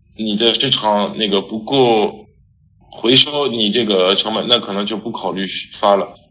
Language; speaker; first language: Chinese; non-native, fluent; French